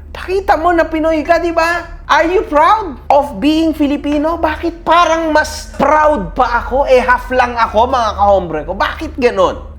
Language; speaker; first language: Filipino; native; Filipino